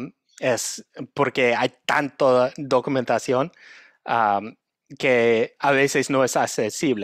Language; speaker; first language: Spanish; non-native, fluent; English